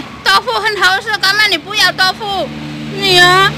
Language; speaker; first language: Chinese; early bilingual, heritage; Chinese